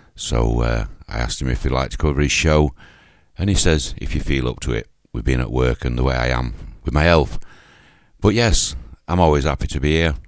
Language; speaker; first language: English; native; English